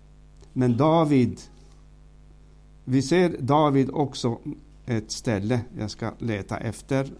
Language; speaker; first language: Swedish; non-native, fluent; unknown